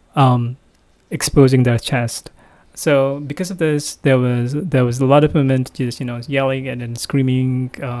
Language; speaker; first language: English; non-native, fluent; Indonesian